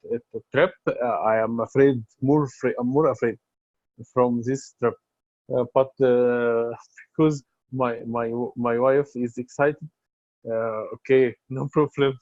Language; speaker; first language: English; non-native, learner; Arabic